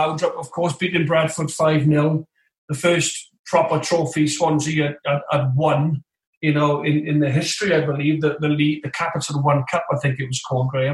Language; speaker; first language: English; native; English